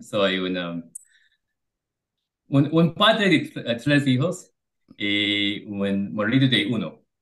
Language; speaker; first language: Spanish; non-native, learner; English